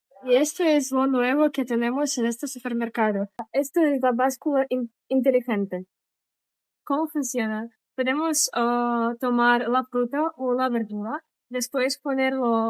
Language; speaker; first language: Spanish; non-native, fluent; Russian